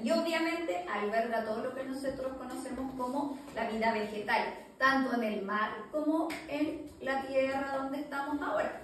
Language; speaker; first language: Spanish; native; Spanish